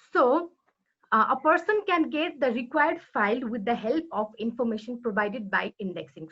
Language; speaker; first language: English; non-native, local second language; Nepali